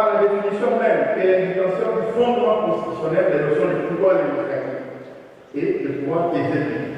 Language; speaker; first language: French; native; French